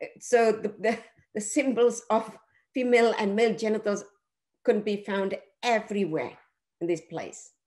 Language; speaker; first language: English; non-native, fluent; Indonesian